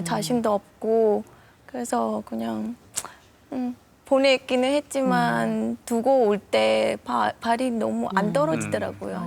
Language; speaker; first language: Korean; non-native, fluent; Vietnamese